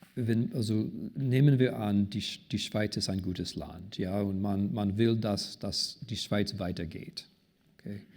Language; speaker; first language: German; non-native, fluent; English